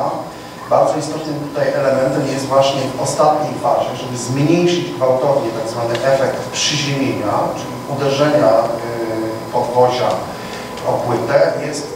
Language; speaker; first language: Polish; native; Polish